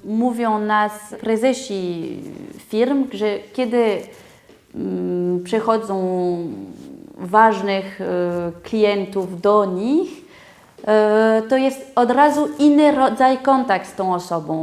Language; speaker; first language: Polish; non-native, fluent; French